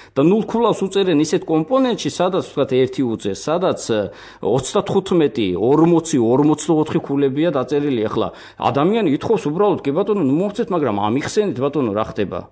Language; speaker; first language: Georgian; non-native, local second language; Azerbaijani